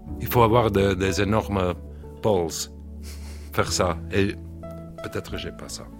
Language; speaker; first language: French; non-native, learner; English